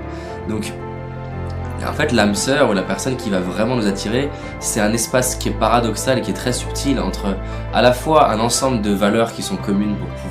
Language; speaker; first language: French; native; French